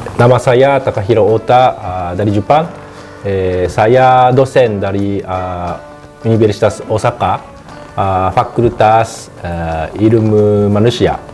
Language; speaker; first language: Indonesian; non-native, learner; Japanese